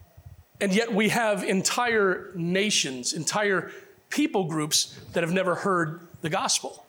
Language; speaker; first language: English; native; English